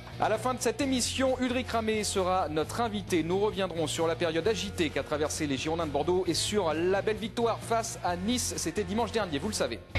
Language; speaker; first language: French; native; French